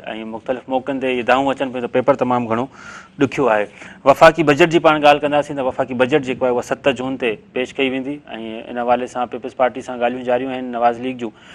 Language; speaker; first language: Sindhi; native; Sindhi